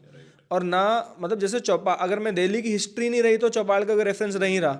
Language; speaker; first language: Hindi; native; Hindi